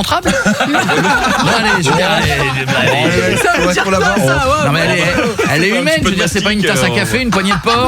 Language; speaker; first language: French; native; French